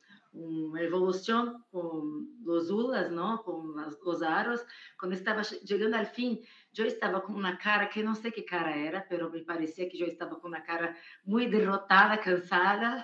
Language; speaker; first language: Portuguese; non-native, fluent; Spanish